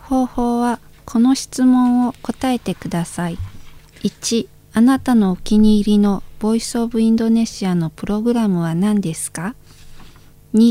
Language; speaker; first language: Japanese; non-native, fluent; Indonesian